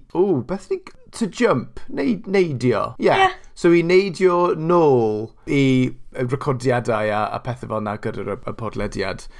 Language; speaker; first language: Welsh; non-native, local second language; English